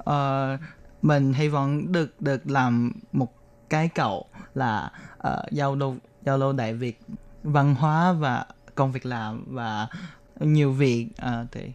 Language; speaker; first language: Vietnamese; early bilingual, heritage; Chinese